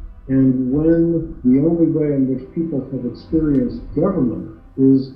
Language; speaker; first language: English; native; English